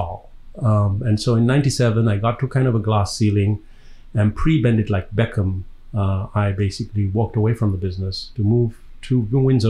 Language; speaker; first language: English; non-native, local second language; Gujarati